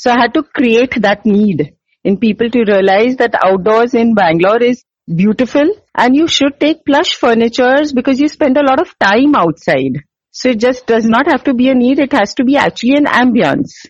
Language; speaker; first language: English; non-native, local second language; Hindi